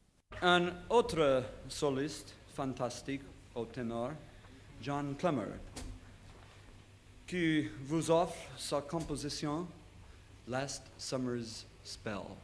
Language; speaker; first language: French; non-native, learner; English